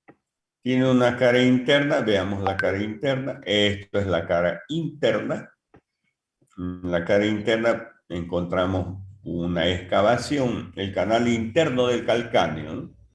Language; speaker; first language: Spanish; native; Spanish